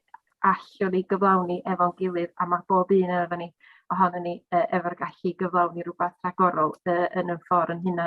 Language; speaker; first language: Welsh; native; Welsh